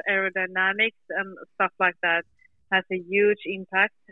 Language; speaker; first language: English; non-native, fluent; Swedish